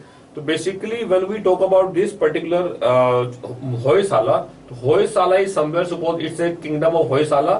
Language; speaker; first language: English; non-native, local second language; Hindi